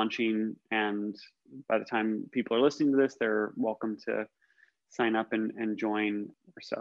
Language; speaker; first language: English; native; English